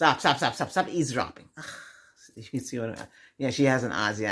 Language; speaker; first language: English; native; English